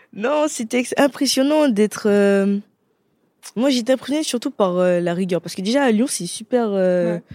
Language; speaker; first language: French; native; French